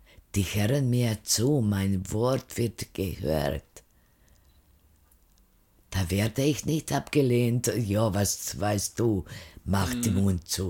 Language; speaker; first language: German; non-native, fluent; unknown